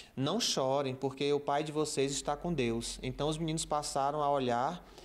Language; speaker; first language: Portuguese; native; Portuguese